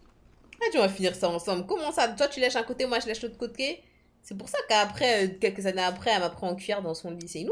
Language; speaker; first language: French; native; French